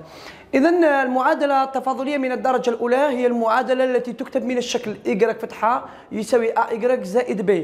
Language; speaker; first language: Arabic; native; Arabic